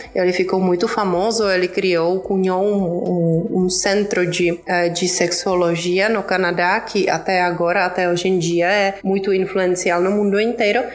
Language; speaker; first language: Portuguese; non-native, fluent; Czech